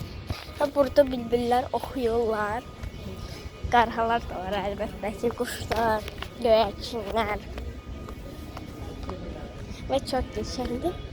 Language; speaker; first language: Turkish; non-native, learner; Azerbaijani